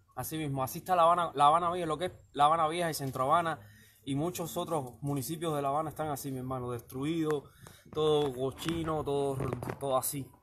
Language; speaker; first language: Spanish; native; Spanish